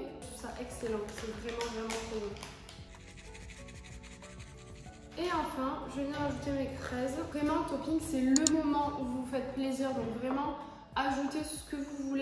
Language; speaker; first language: French; native; French